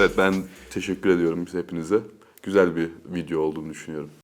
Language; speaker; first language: Turkish; native; Turkish